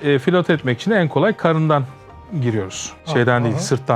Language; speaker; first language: Turkish; native; Turkish